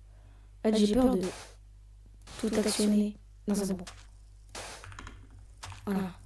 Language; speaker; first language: French; native; French